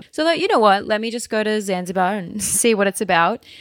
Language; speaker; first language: English; native; English